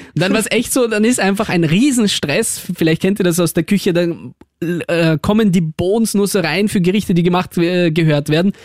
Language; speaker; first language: German; early bilingual, other home language; Russian